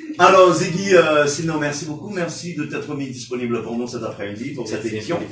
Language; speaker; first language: French; non-native, local second language; Haitian Creole